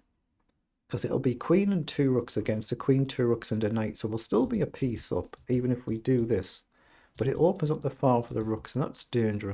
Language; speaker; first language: English; native; English